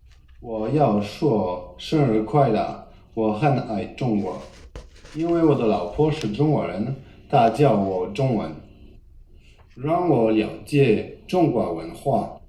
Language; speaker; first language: Chinese; non-native, learner; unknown